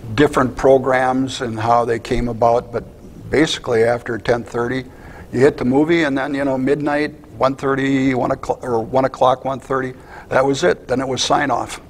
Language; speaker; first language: English; native; English